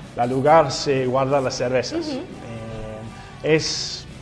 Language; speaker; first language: Spanish; non-native, learner; English